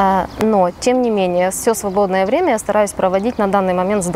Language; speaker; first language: Russian; native; Russian